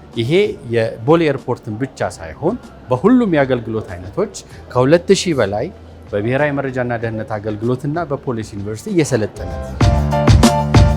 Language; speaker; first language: Amharic; native; Amharic